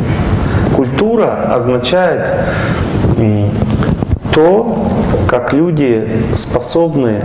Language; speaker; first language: Russian; native; Russian